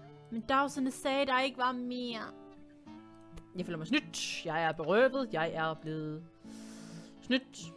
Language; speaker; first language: Danish; native; Danish